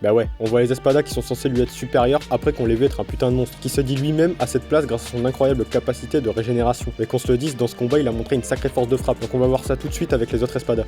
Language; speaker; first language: French; native; French